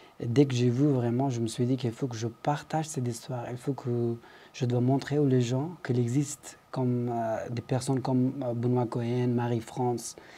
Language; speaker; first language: French; non-native, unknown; Persian